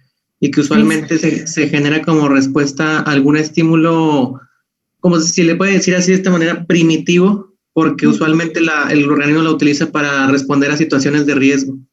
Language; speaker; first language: Spanish; native; Spanish